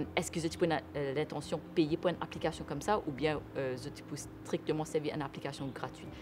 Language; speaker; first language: French; non-native, local second language; Morisyen